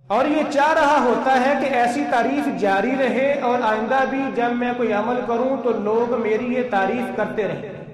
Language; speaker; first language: Urdu; non-native, local second language; Punjabi